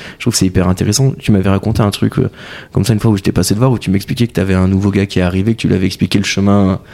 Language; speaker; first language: French; native; French